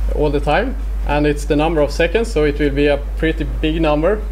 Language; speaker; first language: English; non-native, fluent; Swedish